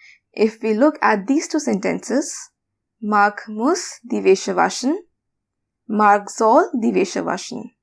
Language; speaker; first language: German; non-native, fluent; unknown